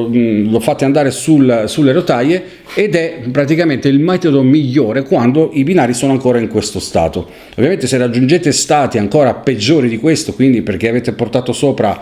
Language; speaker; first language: Italian; native; Italian